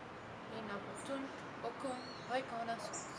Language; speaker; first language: French; non-native, learner; Spanish